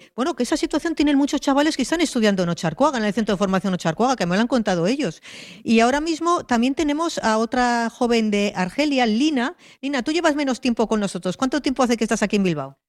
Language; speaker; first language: Spanish; native; Spanish